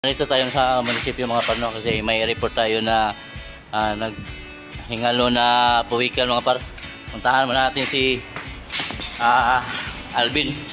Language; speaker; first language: Filipino; non-native, local second language; Hiligaynon